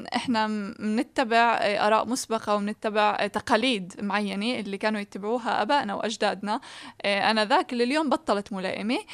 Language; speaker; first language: Arabic; native; Arabic